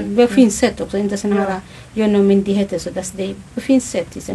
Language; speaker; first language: Swedish; non-native, learner; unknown